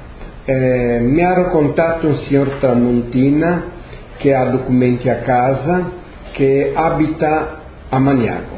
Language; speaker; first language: Italian; early bilingual, heritage; Portuguese